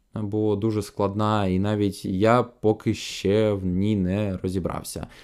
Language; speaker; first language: Ukrainian; non-native, local second language; Russian